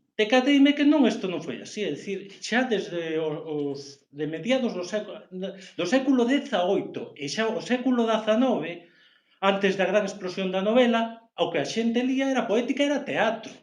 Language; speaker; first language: Galician; native; Galician